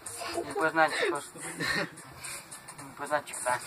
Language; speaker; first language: Spanish; native; Spanish